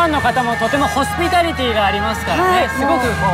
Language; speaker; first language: Japanese; native; Japanese